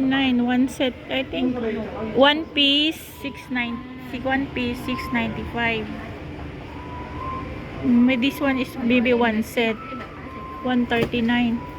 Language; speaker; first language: English; non-native, learner; Filipino